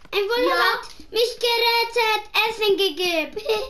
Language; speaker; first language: German; non-native, learner; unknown